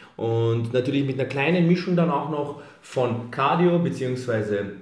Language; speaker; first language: German; early bilingual, other home language; Serbian